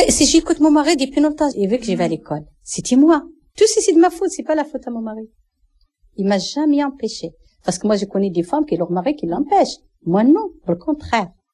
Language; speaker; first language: French; non-native, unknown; Arabic